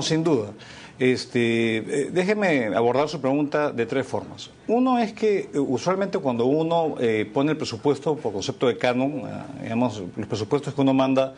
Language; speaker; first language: Spanish; native; Spanish